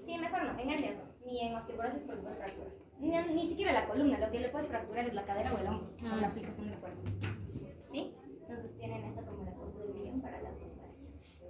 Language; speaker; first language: Spanish; native; Spanish